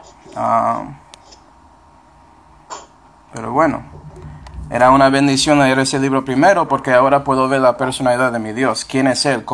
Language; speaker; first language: Spanish; non-native, fluent; English